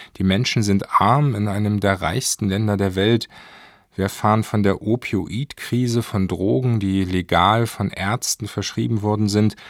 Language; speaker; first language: German; native; German